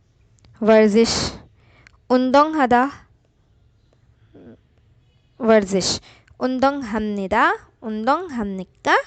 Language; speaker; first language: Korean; non-native, learner; Urdu